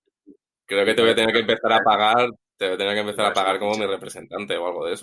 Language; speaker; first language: Spanish; native; Spanish